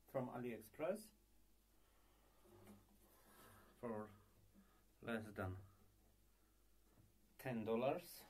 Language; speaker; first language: English; non-native, learner; Polish